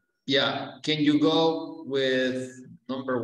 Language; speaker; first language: English; non-native, fluent; Spanish